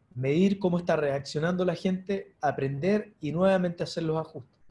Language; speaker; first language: Spanish; native; Spanish